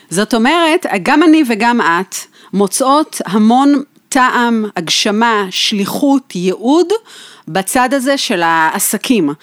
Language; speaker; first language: Hebrew; native; Hebrew